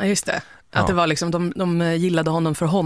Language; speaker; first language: Swedish; native; Swedish